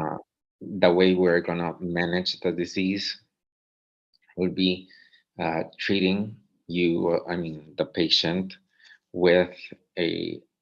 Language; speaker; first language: English; non-native, fluent; Spanish